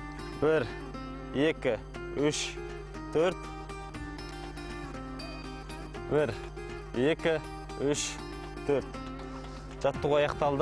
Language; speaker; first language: Kazakh; native; Kazakh